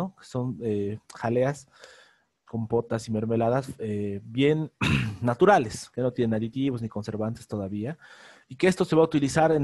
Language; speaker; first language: Spanish; native; Spanish